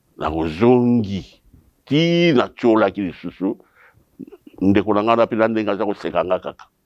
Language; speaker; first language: Lingala; non-native, local second language; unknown